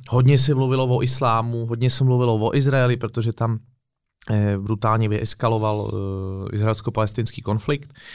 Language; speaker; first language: Czech; native; Czech